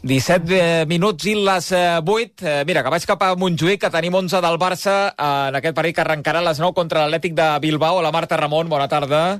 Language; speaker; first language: Catalan; native; Catalan